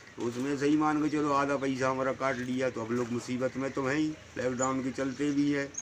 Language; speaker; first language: Hindi; native; Hindi